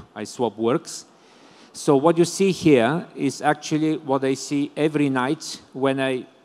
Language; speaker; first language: English; non-native, fluent; Bulgarian